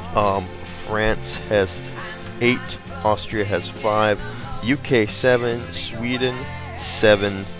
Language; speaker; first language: English; native; English